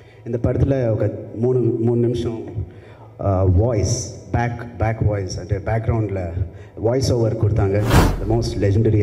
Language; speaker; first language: Tamil; non-native, local second language; Telugu